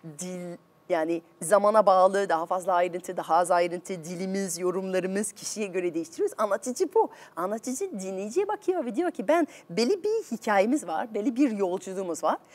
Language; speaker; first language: Turkish; non-native, fluent; French